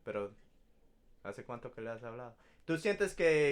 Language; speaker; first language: Spanish; early bilingual, other home language; English